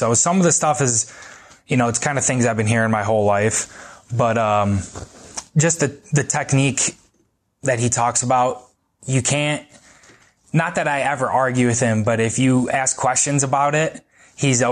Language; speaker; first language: English; native; English